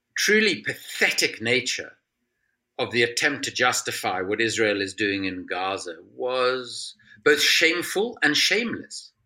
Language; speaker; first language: English; native; English